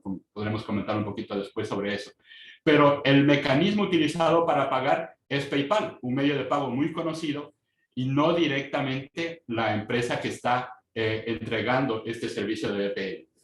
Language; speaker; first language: Spanish; native; Spanish